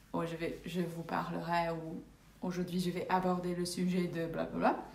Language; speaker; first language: French; non-native, fluent; English